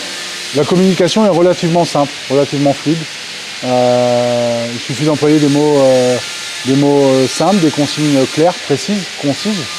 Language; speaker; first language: French; native; French